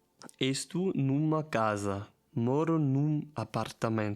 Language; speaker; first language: Portuguese; non-native, learner; German